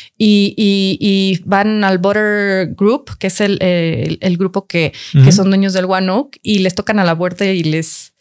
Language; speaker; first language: Spanish; native; Spanish